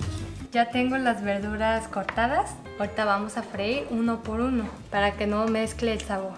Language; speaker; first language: Spanish; early bilingual, other home language; Korean